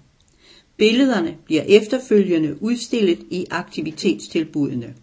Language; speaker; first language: Danish; native; Danish